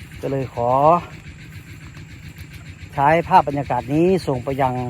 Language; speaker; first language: Thai; native; Thai